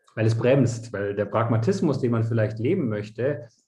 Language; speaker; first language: German; non-native, fluent; French